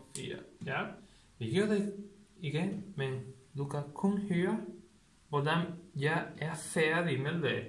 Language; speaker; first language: Danish; non-native, learner; Spanish